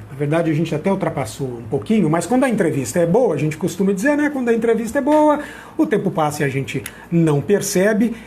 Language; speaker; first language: Portuguese; native; Portuguese